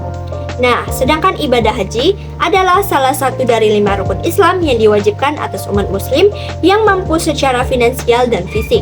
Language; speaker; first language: Indonesian; native; Indonesian